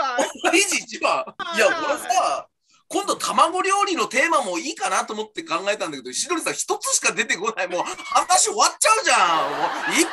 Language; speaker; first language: Japanese; native; Japanese